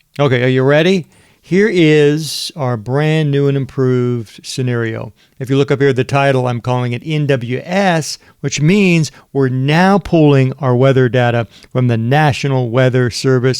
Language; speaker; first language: English; native; English